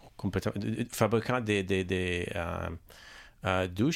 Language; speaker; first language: French; non-native, learner; Italian